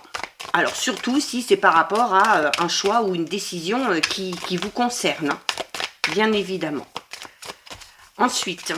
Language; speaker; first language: French; native; French